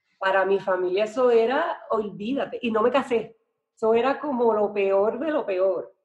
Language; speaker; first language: Spanish; native; Spanish